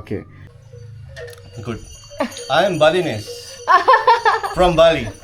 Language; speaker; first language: English; non-native, local second language; Urdu